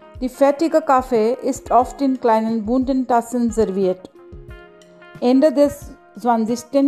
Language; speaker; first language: German; non-native, learner; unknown